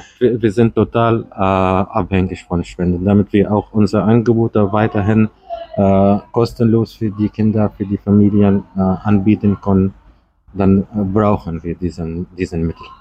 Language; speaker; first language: German; non-native, fluent; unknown